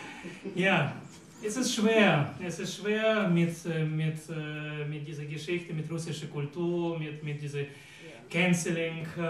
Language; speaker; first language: German; non-native, learner; Russian